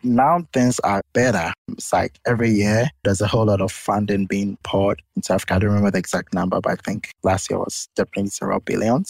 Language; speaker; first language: English; non-native, local second language; Akan